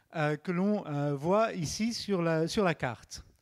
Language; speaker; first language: French; native; French